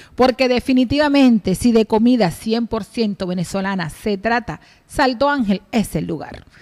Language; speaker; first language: Spanish; native; Spanish